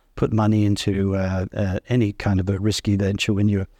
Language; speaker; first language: English; native; English